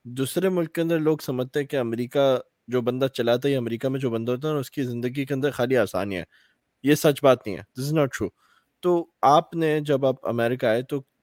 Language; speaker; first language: Urdu; native; Urdu